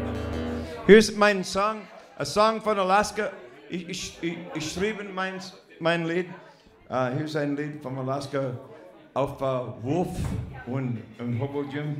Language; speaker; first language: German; non-native, learner; English